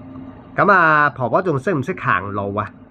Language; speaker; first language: Cantonese; native; Cantonese